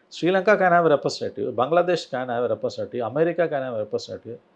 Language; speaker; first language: English; non-native, local second language; Tamil